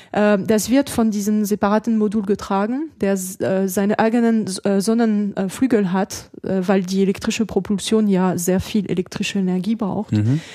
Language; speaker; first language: German; non-native, fluent; French